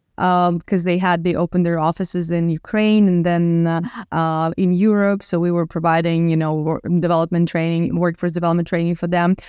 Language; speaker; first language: English; non-native, fluent; Russian